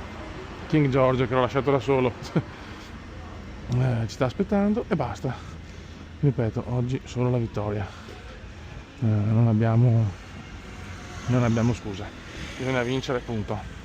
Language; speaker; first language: Italian; native; Italian